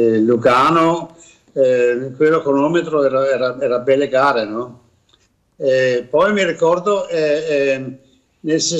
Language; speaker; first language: Italian; non-native, learner; Danish